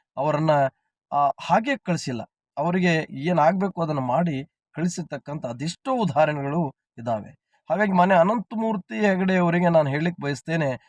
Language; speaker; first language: Kannada; native; Kannada